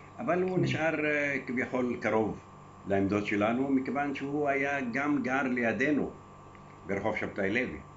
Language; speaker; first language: Hebrew; non-native, local second language; Arabic